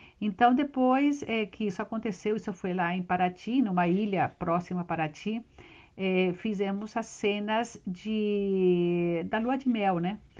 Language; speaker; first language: Portuguese; non-native, fluent; Spanish